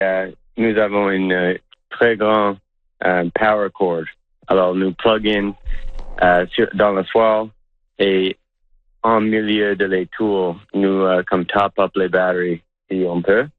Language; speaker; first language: French; non-native, local second language; English